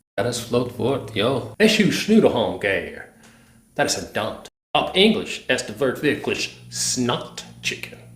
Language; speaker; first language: Luxembourgish; non-native, learner; English